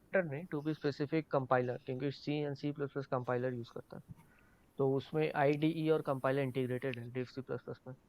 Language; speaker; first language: Hindi; native; Hindi